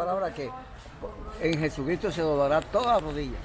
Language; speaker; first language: Spanish; native; Spanish